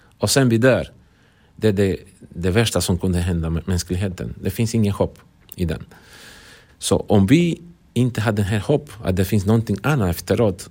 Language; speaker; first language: Swedish; non-native, fluent; Spanish